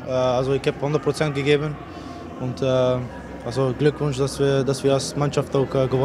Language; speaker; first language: German; non-native, fluent; Dutch